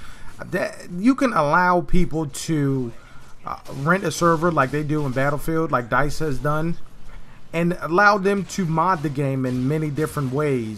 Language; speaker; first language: English; native; English